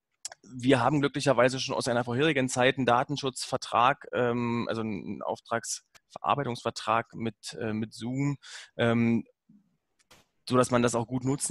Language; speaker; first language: German; native; German